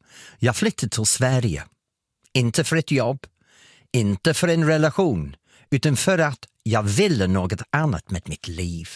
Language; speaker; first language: Swedish; non-native, fluent; English